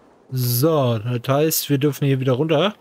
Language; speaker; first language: German; native; German